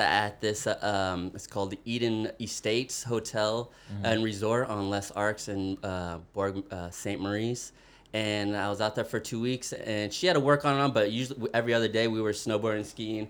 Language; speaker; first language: English; native; English